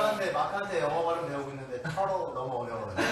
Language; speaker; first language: Korean; native; Korean